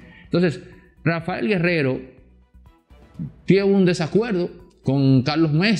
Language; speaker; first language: Spanish; native; Spanish